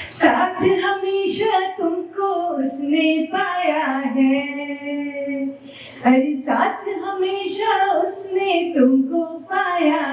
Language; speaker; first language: Hindi; native; Hindi